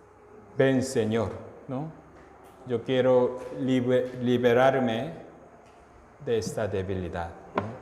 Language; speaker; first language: Spanish; non-native, fluent; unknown